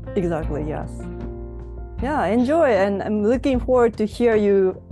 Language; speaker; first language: English; non-native, learner; Japanese